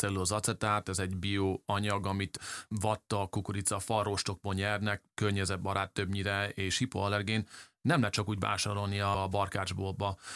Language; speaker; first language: Hungarian; early bilingual, heritage; English